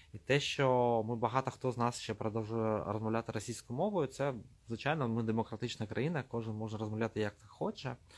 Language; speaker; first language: Ukrainian; non-native, local second language; Russian